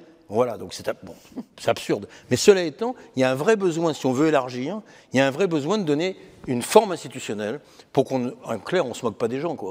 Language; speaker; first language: French; native; French